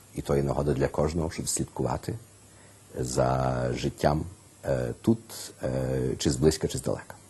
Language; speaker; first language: Ukrainian; early bilingual, heritage; Ukrainian